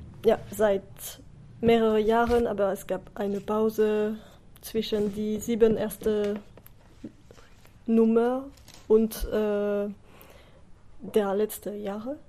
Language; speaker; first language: German; non-native, learner; French